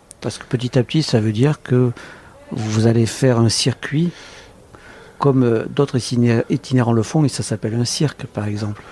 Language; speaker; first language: French; native; French